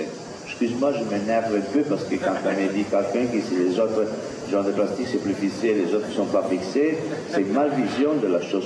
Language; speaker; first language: French; non-native, fluent; Italian